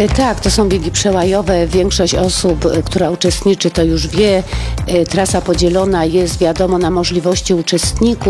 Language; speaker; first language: Polish; native; Polish